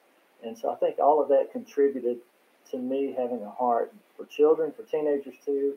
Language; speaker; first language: English; native; English